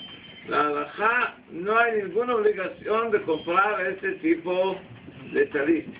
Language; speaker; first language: Spanish; non-native, learner; Hebrew